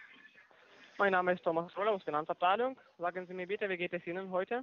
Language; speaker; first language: German; non-native, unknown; Russian